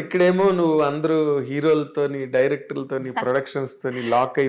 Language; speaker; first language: Telugu; native; Telugu